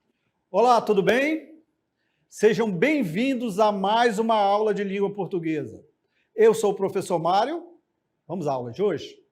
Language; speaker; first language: Portuguese; native; Portuguese